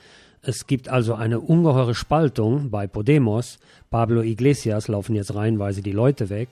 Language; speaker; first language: German; native; German